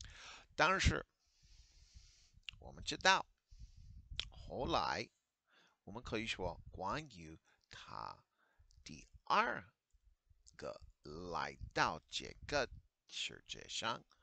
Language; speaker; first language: Cantonese; non-native, learner; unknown